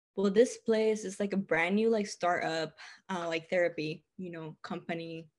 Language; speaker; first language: English; non-native, fluent; Spanish